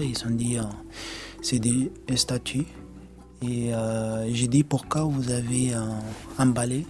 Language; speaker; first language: French; non-native, learner; Arabic